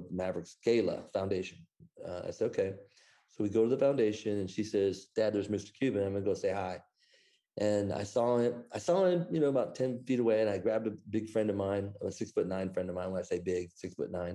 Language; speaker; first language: English; native; English